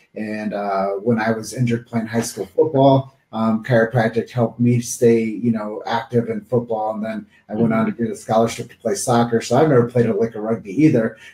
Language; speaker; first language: English; native; English